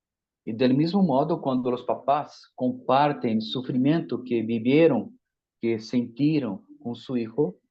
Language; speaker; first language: Portuguese; non-native, learner; Spanish